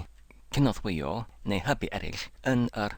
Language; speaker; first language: Welsh; non-native, learner; English